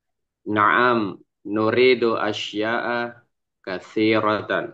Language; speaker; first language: Arabic; non-native, learner; Indonesian